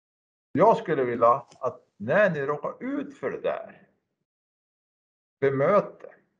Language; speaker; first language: Swedish; native; Swedish